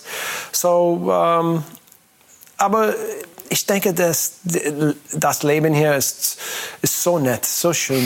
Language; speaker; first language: German; non-native, learner; English